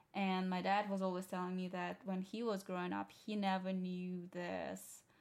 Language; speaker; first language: English; non-native, fluent; Russian